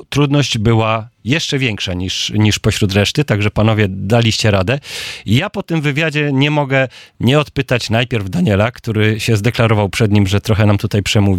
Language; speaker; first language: Polish; native; Polish